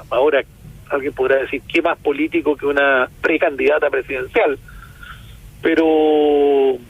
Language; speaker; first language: Spanish; native; Spanish